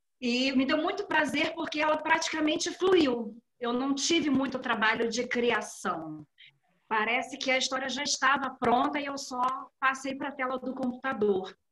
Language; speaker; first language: Portuguese; native; Portuguese